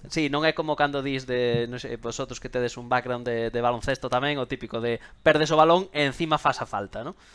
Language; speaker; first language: Galician; non-native, local second language; Spanish